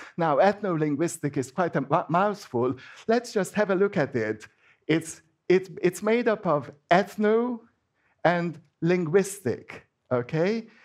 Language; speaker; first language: English; non-native, fluent; Hungarian